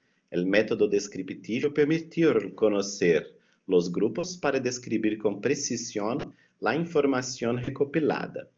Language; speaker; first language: Spanish; non-native, learner; Portuguese